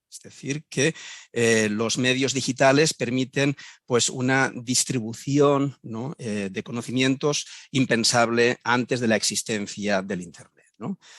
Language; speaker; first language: Spanish; native; Spanish